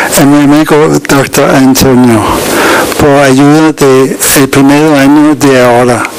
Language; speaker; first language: Spanish; non-native, learner; Danish